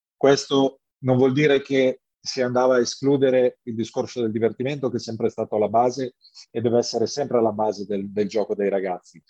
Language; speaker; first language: Italian; native; Italian